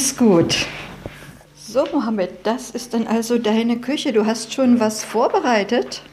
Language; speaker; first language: German; native; German